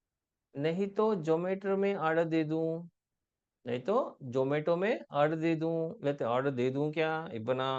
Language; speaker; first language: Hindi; non-native, local second language; Telugu